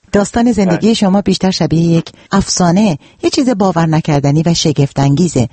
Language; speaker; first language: Persian; native; Persian